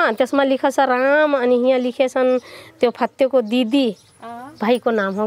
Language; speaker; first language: Nepali; non-native, local second language; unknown